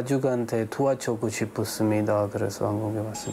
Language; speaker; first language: Korean; non-native, learner; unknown